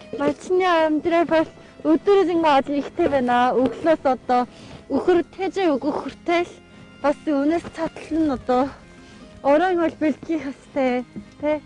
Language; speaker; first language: Mongolian; non-native, fluent; Korean